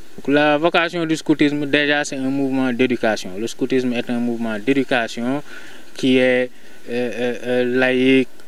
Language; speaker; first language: French; non-native, local second language; Serer